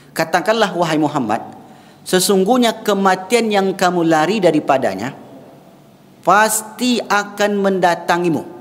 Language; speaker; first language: Malay; non-native, local second language; Minangkabau